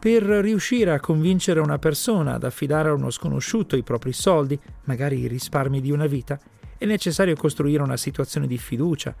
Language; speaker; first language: Italian; native; Italian